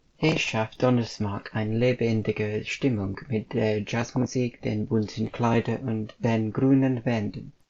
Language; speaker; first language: German; non-native, learner; English